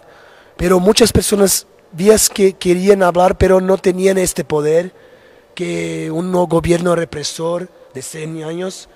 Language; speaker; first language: Spanish; non-native, fluent; Portuguese